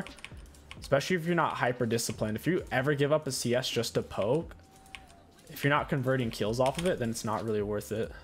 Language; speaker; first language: English; native; English